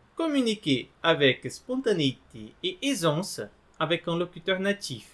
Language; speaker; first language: French; non-native, fluent; Portuguese